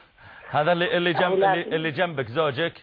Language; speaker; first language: Arabic; native; Arabic